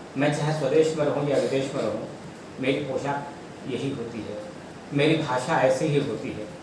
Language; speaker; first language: Hindi; native; Hindi